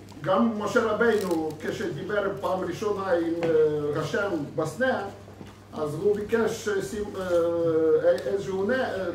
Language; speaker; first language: Hebrew; non-native, fluent; Russian